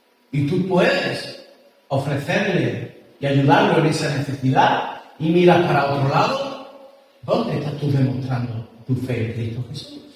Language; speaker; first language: Spanish; native; Spanish